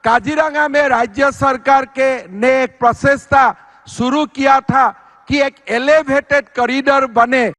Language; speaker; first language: Hindi; non-native, local second language; Assamese